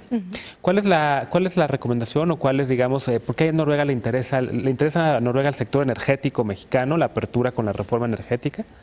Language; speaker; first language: Spanish; native; Spanish